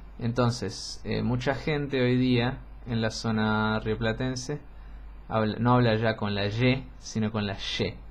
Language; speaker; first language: Spanish; native; Spanish